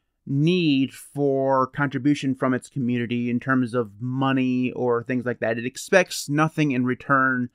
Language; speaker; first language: English; native; English